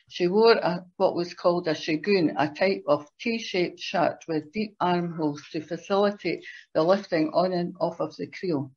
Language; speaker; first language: English; native; English